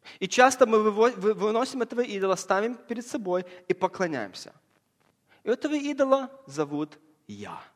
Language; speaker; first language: Russian; early bilingual, heritage; Russian